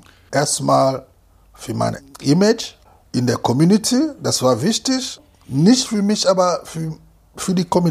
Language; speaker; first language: German; non-native, fluent; Lingala